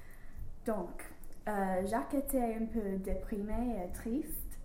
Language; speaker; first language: French; non-native, learner; English